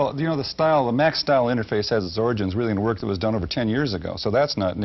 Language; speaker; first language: English; native; English